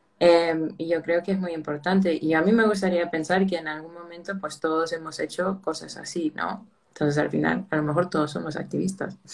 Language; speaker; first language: Spanish; early bilingual, heritage; Spanish